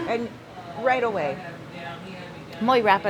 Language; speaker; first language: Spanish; non-native, learner; English